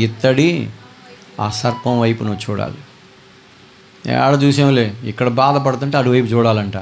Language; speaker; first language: Telugu; native; Telugu